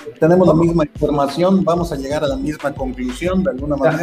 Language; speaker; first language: Spanish; native; Spanish